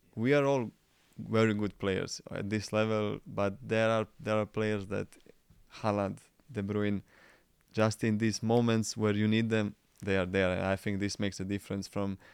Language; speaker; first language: English; non-native, fluent; Croatian